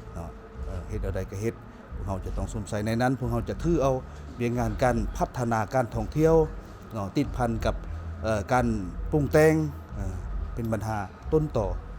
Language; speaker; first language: Lao; native; Lao